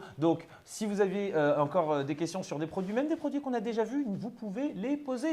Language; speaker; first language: French; native; French